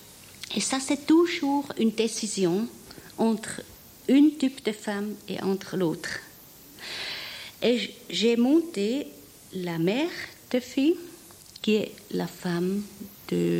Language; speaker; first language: French; non-native, fluent; German